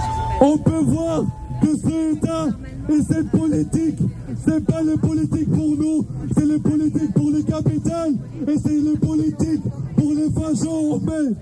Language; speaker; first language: French; non-native, local second language; Turkish